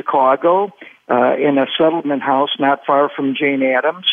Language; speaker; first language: English; native; English